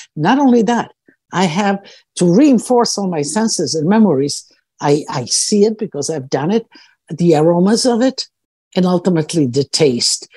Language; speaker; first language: English; early bilingual, other home language; Croatian